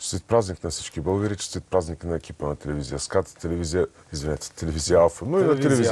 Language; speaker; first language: Bulgarian; native; Bulgarian